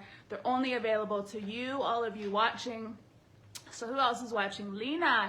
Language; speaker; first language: English; native; English